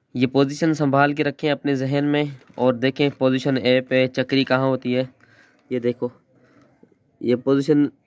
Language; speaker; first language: Urdu; non-native, local second language; Sindhi